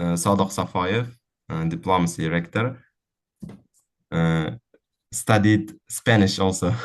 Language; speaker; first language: English; non-native, fluent; Uzbek